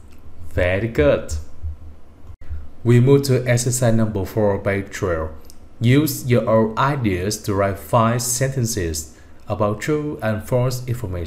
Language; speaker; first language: English; non-native, fluent; Vietnamese